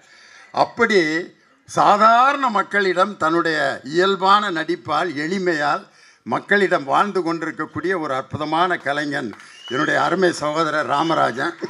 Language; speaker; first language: Tamil; native; Tamil